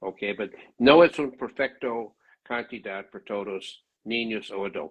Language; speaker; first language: Spanish; non-native, learner; English